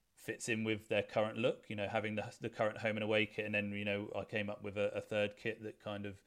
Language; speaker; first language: English; native; English